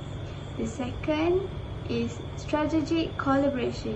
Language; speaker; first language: English; non-native, fluent; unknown